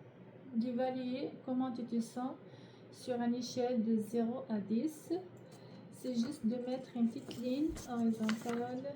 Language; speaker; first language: French; non-native, learner; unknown